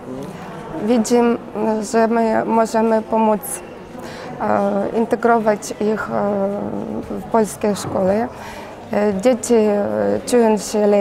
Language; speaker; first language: Polish; non-native, learner; Ukrainian